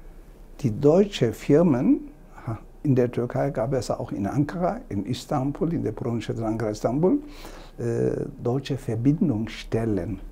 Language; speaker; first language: German; non-native, fluent; Turkish